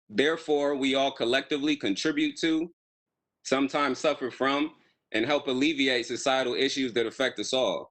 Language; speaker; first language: English; native; English